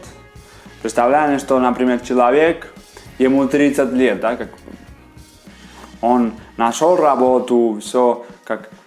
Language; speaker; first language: Russian; non-native, fluent; Spanish